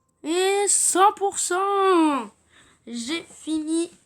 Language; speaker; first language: French; native; French